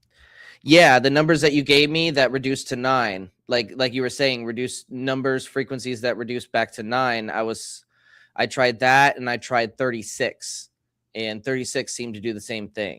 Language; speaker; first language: English; native; English